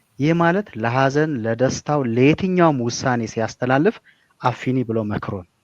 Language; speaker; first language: Amharic; non-native, local second language; Sidamo